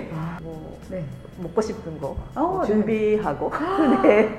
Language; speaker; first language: Korean; non-native, fluent; Japanese